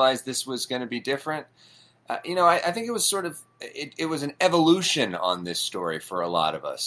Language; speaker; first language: English; native; English